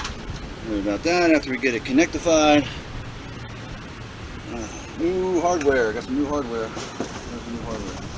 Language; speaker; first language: English; native; English